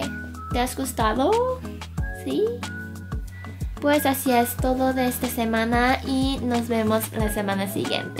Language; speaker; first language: Spanish; non-native, fluent; Korean